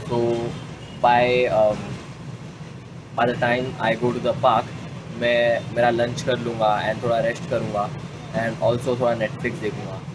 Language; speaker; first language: Hindi; native; Hindi